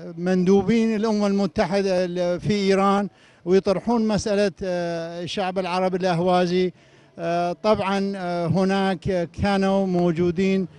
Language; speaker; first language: Arabic; native; Arabic